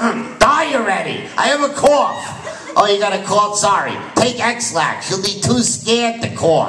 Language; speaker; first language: English; native; English